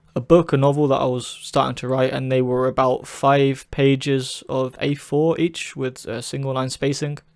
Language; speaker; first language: English; native; English